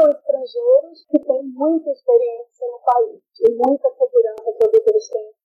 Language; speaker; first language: Portuguese; native; Portuguese